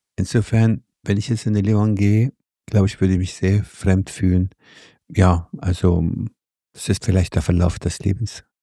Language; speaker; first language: German; non-native, fluent; Arabic